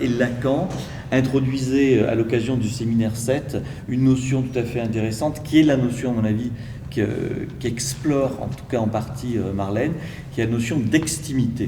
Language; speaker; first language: French; native; French